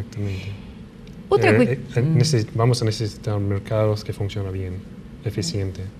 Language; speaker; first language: Spanish; non-native, fluent; English